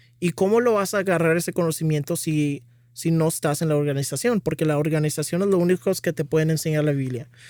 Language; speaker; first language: Spanish; early bilingual, heritage; Spanish